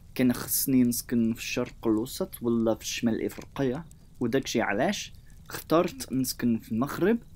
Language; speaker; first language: Arabic; non-native, fluent; English